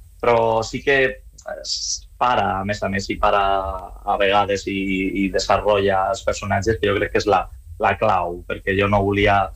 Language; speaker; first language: Catalan; non-native, learner; Spanish